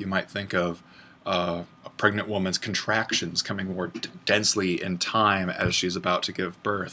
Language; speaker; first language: English; native; English